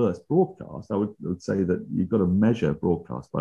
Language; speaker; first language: English; native; English